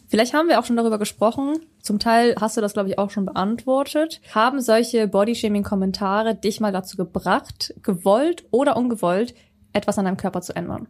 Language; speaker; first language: German; early bilingual, other home language; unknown